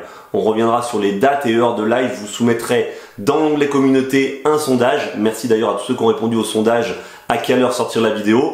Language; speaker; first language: French; native; French